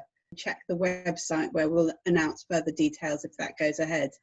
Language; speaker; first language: English; native; English